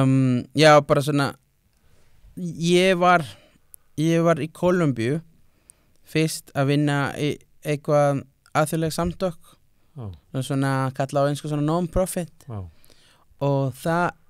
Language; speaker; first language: Icelandic; non-native, learner; Spanish